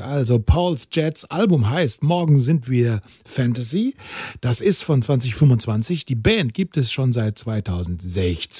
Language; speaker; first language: German; native; German